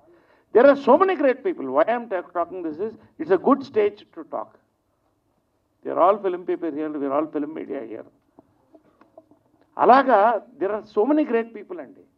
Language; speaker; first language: Telugu; native; Telugu